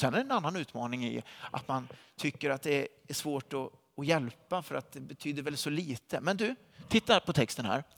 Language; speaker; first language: Swedish; native; Swedish